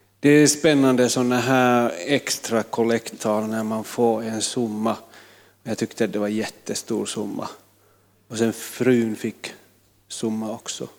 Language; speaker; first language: Swedish; non-native, fluent; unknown